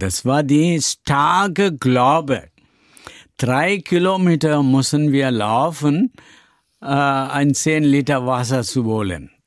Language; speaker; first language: German; non-native, learner; Tamil